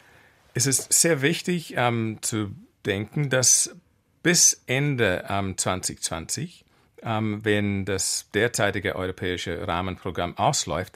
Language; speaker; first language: German; non-native, fluent; English